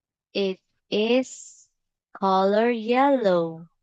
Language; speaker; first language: English; non-native, learner; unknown